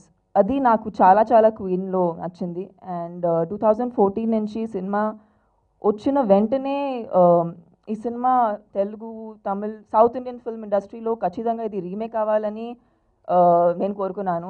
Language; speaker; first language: Telugu; non-native, fluent; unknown